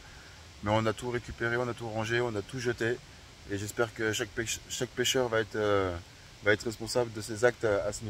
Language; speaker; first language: French; native; French